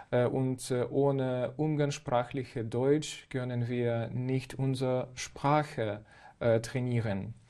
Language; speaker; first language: German; non-native, fluent; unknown